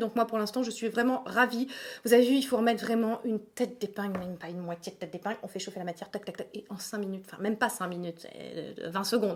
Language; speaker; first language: French; native; French